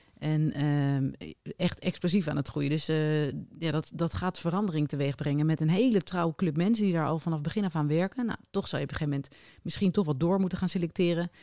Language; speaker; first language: Dutch; native; Dutch